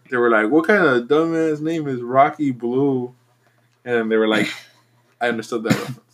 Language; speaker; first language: English; non-native, fluent; Spanish